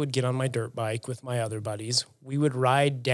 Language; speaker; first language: English; native; English